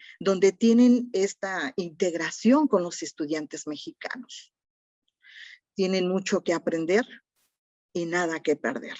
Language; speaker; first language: Spanish; native; Spanish